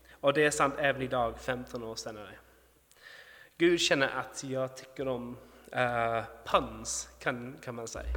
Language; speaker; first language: Swedish; non-native, fluent; English